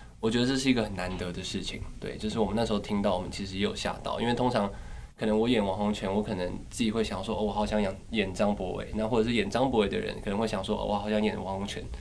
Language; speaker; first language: Chinese; native; Chinese